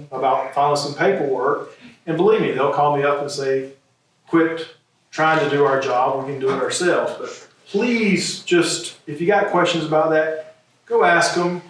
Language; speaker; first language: English; native; English